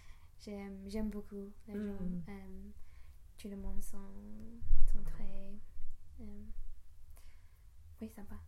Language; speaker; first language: French; non-native, learner; English